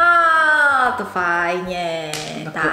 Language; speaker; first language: Polish; non-native, learner; Korean